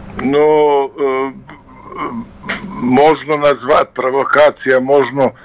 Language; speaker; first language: Russian; non-native, fluent; Serbian